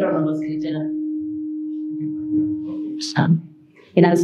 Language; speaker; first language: Italian; non-native, fluent; Arabic